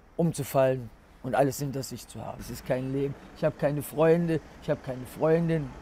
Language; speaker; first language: German; native; German